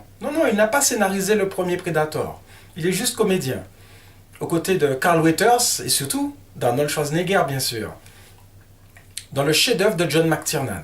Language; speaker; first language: French; native; French